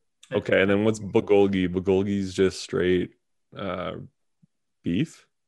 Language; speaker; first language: English; native; English